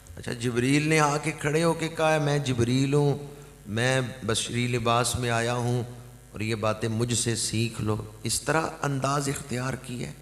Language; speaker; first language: Urdu; non-native, local second language; Punjabi